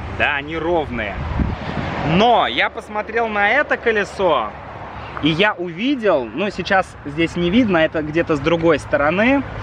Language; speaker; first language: Russian; native; Russian